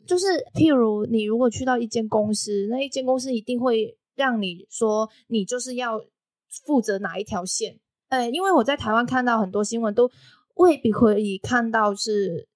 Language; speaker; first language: Chinese; non-native, local second language; Cantonese